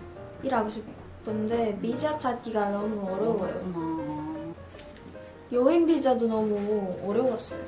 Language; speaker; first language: Korean; non-native, learner; Filipino